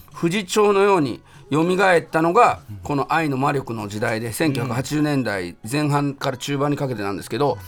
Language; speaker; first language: Japanese; native; Japanese